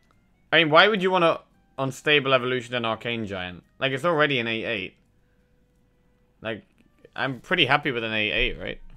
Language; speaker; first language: English; native; English